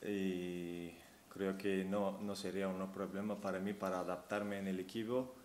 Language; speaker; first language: Spanish; non-native, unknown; Turkish